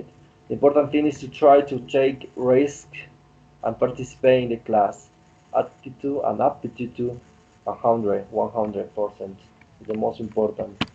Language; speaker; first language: English; non-native, learner; Spanish